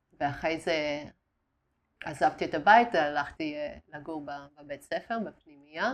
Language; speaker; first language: Hebrew; non-native, fluent; Italian